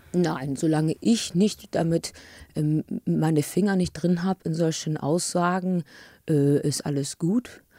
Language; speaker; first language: German; early bilingual, other home language; English